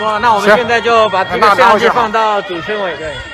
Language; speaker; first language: Chinese; native; Chinese